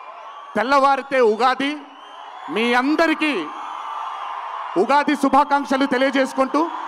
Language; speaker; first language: Telugu; native; Telugu